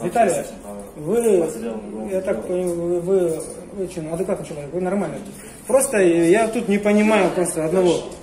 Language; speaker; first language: Russian; non-native, local second language; Kazakh